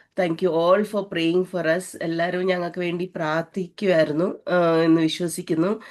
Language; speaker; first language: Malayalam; early bilingual, heritage; Malayalam